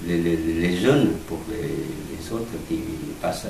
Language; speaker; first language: French; non-native, learner; Vietnamese